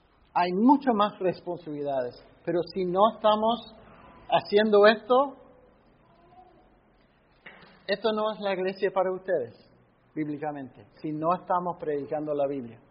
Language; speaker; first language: Spanish; non-native, fluent; English